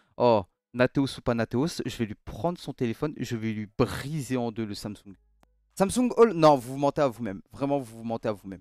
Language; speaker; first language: French; native; French